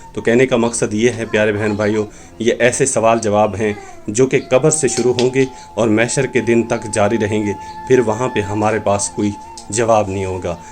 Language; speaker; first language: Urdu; non-native, local second language; Punjabi